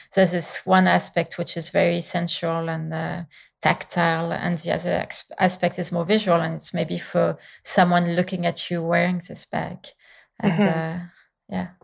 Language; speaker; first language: English; non-native, fluent; French